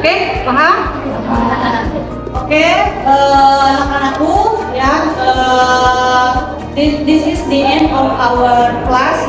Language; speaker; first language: English; non-native, learner; Indonesian